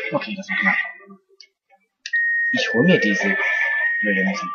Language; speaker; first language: German; native; German